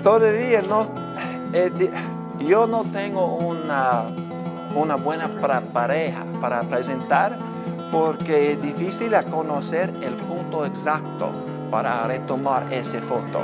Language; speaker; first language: Spanish; non-native, learner; English